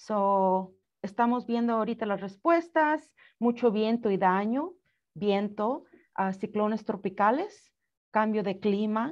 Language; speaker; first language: Spanish; early bilingual, heritage; Spanish